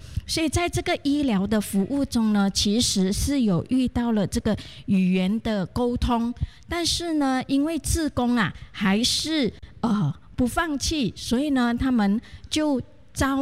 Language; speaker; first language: Chinese; native; Chinese